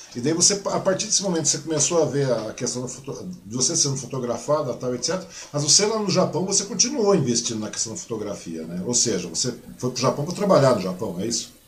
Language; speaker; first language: Portuguese; early bilingual, other home language; Chinese